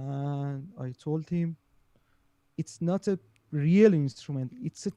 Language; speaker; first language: English; non-native, learner; Persian